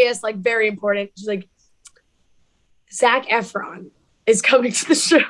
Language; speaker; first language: English; native; English